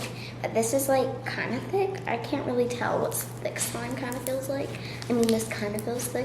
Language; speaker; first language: English; native; English